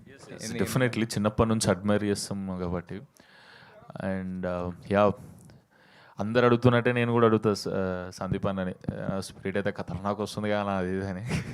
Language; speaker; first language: Telugu; native; Telugu